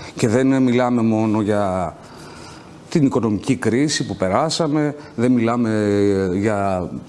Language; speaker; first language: Greek; native; Greek